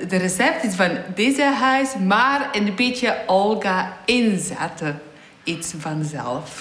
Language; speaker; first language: Dutch; non-native, learner; Polish